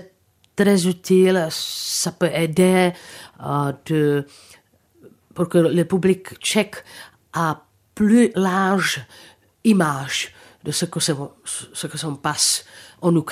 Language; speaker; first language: French; non-native, fluent; Czech